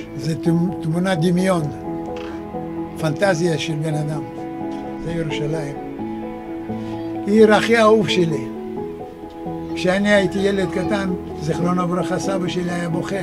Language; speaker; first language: Hebrew; non-native, fluent; Russian